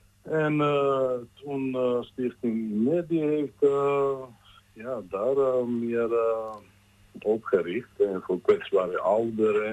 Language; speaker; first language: Dutch; non-native, learner; Georgian